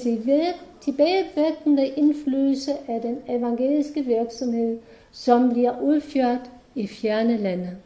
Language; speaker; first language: Danish; non-native, fluent; German